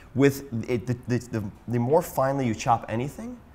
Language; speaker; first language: English; native; English